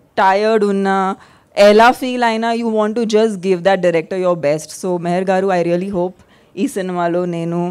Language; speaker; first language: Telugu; non-native, fluent; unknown